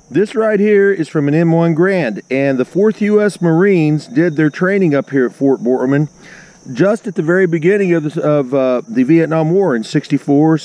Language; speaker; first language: English; native; English